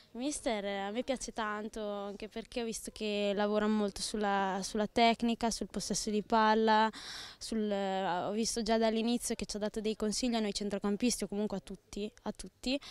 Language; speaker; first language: Italian; native; Italian